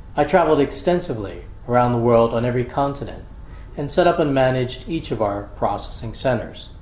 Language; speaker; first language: English; native; English